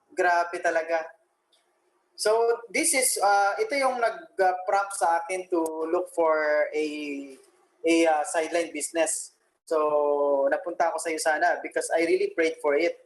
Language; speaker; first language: Filipino; non-native, local second language; Aklanon